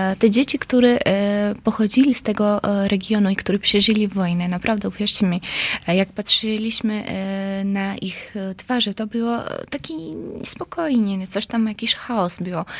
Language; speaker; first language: Polish; non-native, fluent; Georgian